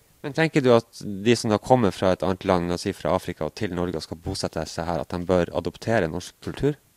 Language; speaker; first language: Norwegian; native; Norwegian